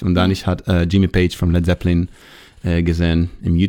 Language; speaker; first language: German; non-native, learner; Hebrew